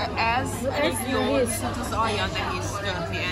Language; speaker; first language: Hungarian; early bilingual, heritage; English